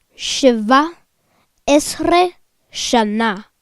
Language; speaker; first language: Hebrew; non-native, learner; English